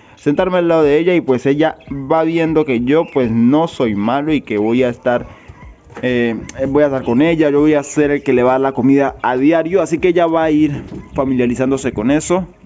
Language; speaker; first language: Spanish; native; Spanish